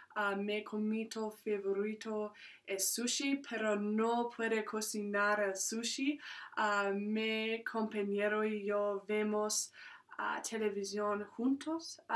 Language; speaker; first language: Spanish; non-native, learner; English